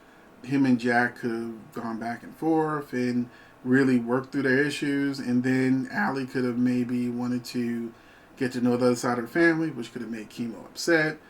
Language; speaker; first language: English; native; English